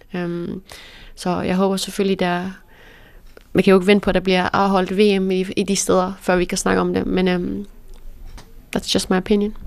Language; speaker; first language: Danish; early bilingual, other home language; Persian